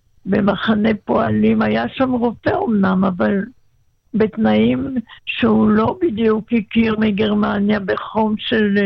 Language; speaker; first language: Hebrew; non-native, local second language; German